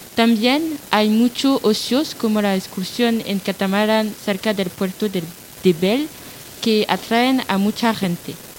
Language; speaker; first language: Spanish; non-native, learner; French